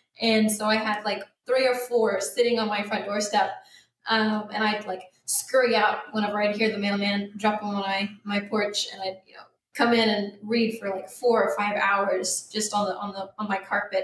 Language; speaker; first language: English; native; English